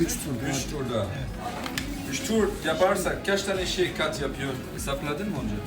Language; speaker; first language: Turkish; non-native, learner; French